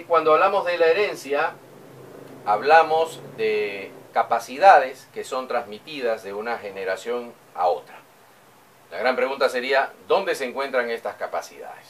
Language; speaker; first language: Spanish; native; Spanish